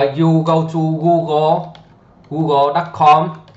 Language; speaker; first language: English; non-native, learner; Vietnamese